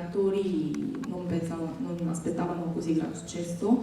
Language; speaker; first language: Italian; non-native, fluent; Korean